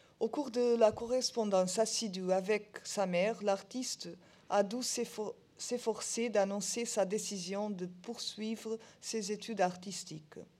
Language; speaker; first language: French; non-native, learner; Portuguese